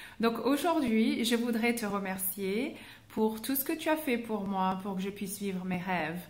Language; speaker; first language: French; native; French